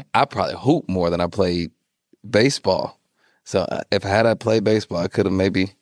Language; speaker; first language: English; native; English